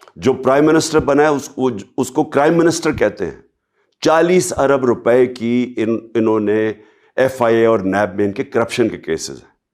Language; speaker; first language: Urdu; native; Urdu